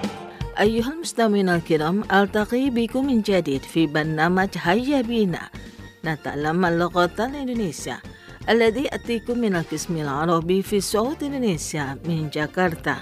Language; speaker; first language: Arabic; non-native, fluent; Indonesian